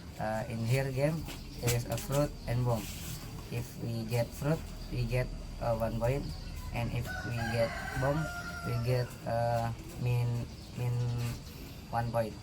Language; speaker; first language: English; non-native, learner; Indonesian